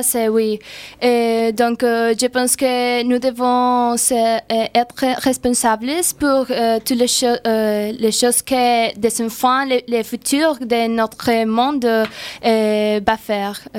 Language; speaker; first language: French; non-native, learner; Spanish